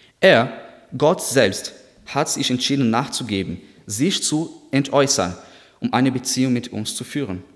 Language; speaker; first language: German; non-native, fluent; Portuguese